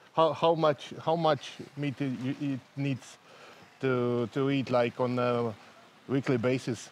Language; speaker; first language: English; non-native, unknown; Russian